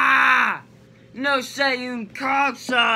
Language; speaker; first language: Spanish; non-native, learner; English